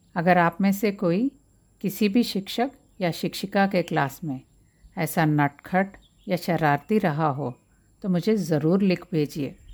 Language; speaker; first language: Hindi; non-native, local second language; Telugu